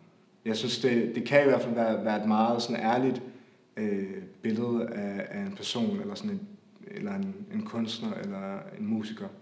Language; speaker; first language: Danish; native; Danish